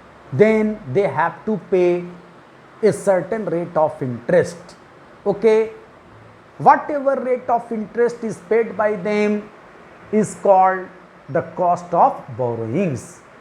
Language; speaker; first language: English; non-native, local second language; Hindi